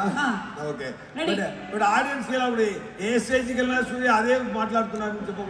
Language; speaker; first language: Telugu; non-native, learner; Tamil